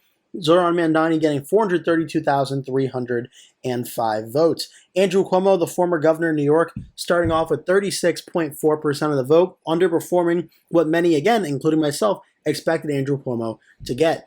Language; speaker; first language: English; native; English